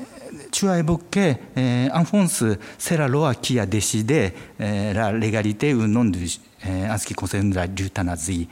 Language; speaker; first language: French; non-native, fluent; Japanese